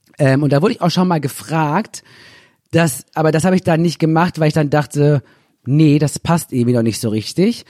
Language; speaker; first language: German; native; German